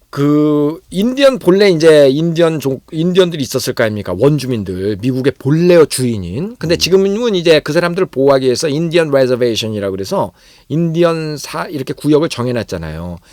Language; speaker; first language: Korean; native; Korean